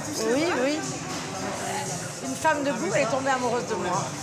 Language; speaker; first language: French; native; French